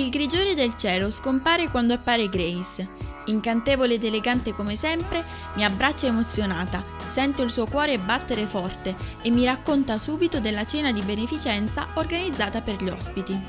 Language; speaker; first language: Italian; native; Italian